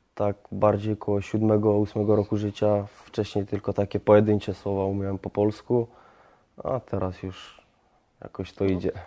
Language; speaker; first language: Polish; early bilingual, heritage; French